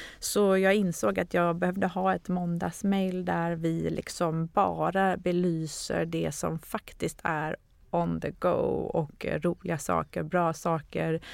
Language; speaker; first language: Swedish; native; Swedish